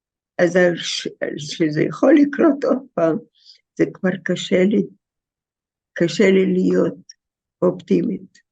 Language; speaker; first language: Hebrew; non-native, fluent; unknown